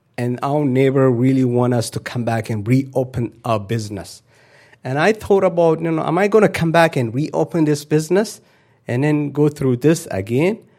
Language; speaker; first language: English; non-native, fluent; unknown